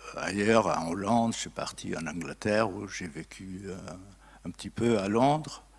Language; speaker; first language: French; non-native, fluent; Portuguese